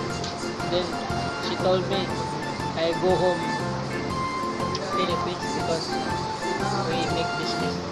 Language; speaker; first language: English; non-native, local second language; Filipino